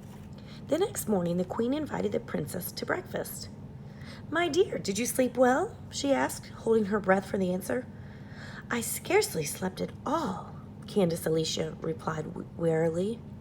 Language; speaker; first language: English; native; English